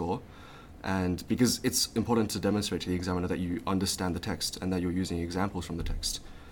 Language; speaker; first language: English; early bilingual, other home language; Chinese